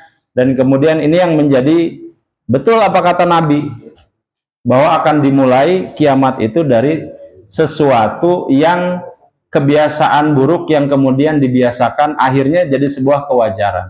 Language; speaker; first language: Indonesian; non-native, local second language; Sundanese